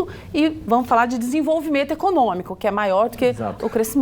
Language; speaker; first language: Portuguese; native; Portuguese